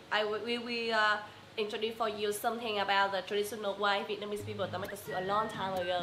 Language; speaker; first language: English; non-native, fluent; Vietnamese